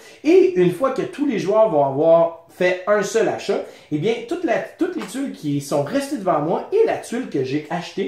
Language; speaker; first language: French; native; French